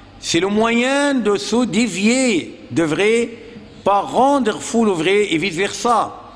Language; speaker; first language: French; non-native, fluent; Arabic